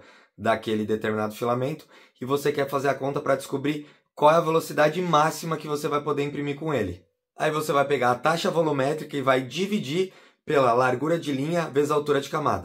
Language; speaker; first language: Portuguese; native; Portuguese